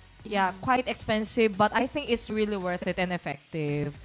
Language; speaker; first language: English; non-native, fluent; Korean